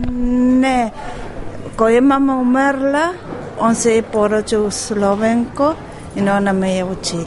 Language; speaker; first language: Slovenian; early bilingual, heritage; Spanish